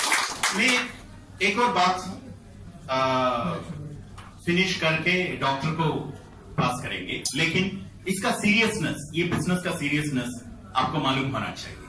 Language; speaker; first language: Hindi; non-native, fluent; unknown